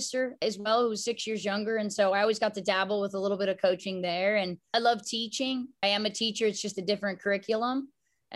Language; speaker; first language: English; native; English